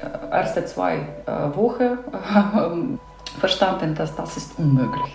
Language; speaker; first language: German; non-native, fluent; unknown